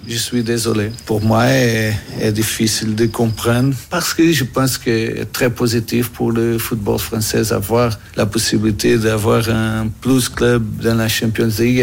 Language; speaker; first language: French; non-native, learner; Portuguese